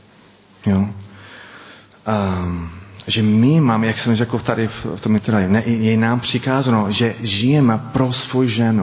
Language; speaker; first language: Czech; non-native, learner; English